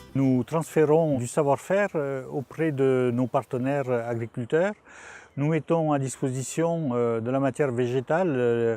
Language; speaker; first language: French; native; French